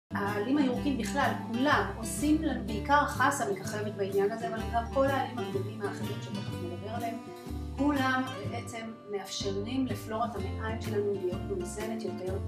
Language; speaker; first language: Hebrew; native; Hebrew